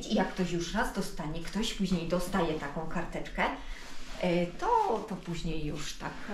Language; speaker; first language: Polish; native; Polish